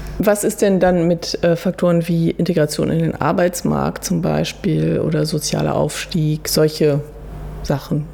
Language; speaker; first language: German; native; German